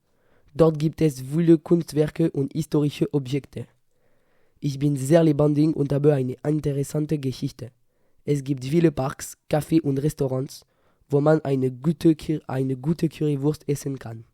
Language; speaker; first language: German; non-native, learner; French